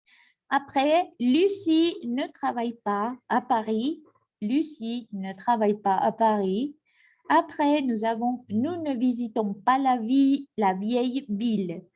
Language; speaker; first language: French; non-native, fluent; Spanish